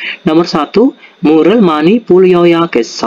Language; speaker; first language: Korean; non-native, fluent; Indonesian